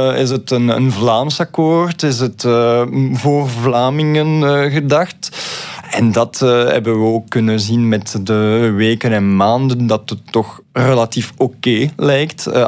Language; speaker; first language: Dutch; non-native, local second language; French